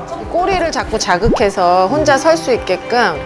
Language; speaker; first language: Korean; native; Korean